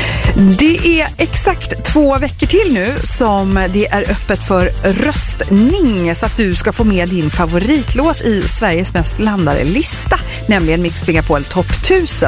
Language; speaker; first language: Swedish; native; Swedish